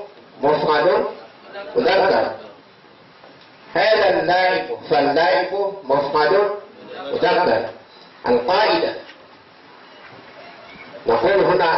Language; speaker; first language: Arabic; non-native, fluent; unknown